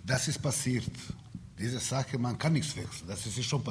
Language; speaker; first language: German; non-native, learner; Serbian